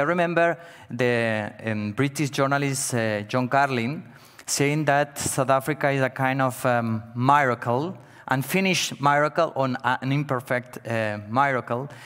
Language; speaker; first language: English; non-native, fluent; Catalan